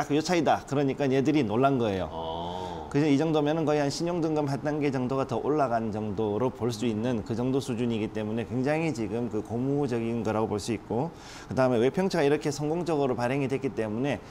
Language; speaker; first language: Korean; native; Korean